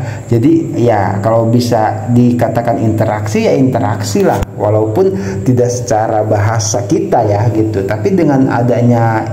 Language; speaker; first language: Indonesian; native; Indonesian